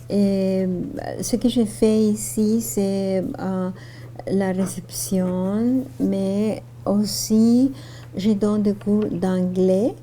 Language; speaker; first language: French; non-native, fluent; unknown